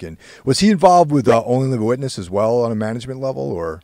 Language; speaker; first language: English; native; English